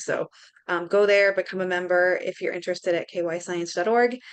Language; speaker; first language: English; native; English